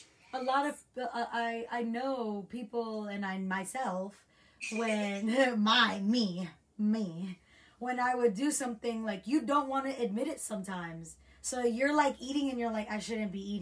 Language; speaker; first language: English; native; English